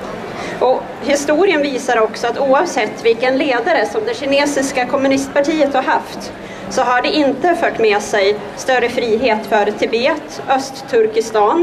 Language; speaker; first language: Swedish; native; Swedish